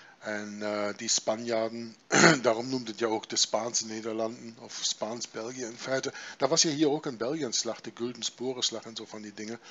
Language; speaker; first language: Dutch; non-native, fluent; German